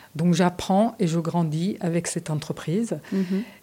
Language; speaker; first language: French; early bilingual, other home language; Romanian